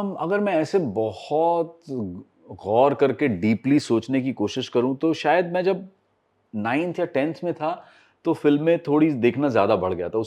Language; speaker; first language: Hindi; native; Hindi